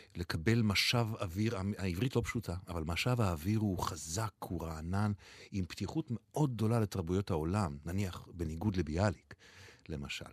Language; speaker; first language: Hebrew; native; Hebrew